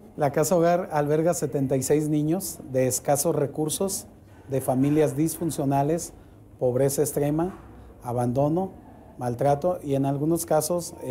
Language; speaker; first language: Spanish; native; Spanish